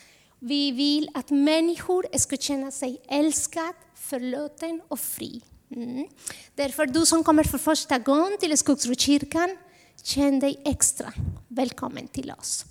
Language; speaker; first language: Swedish; non-native, fluent; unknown